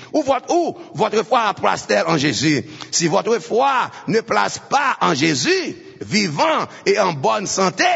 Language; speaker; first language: French; non-native, local second language; Haitian Creole